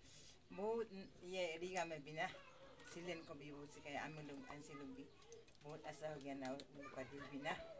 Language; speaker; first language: Hindi; non-native, local second language; Adi